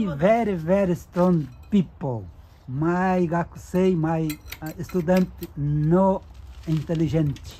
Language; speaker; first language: English; non-native, learner; Portuguese